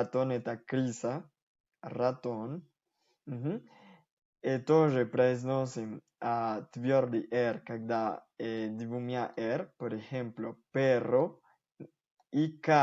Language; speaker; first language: Russian; non-native, fluent; Spanish